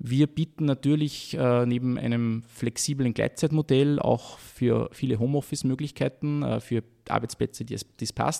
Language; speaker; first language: German; native; German